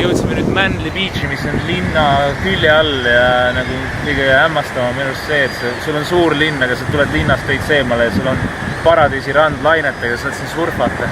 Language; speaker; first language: Estonian; native; Estonian